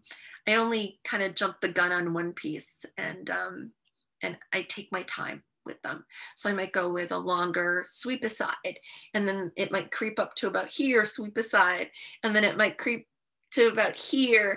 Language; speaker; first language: English; native; English